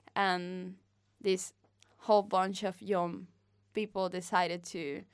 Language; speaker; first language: English; non-native, fluent; Spanish